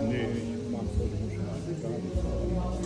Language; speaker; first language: German; native; German